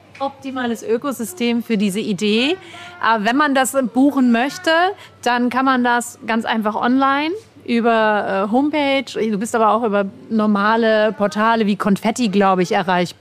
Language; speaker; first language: German; native; German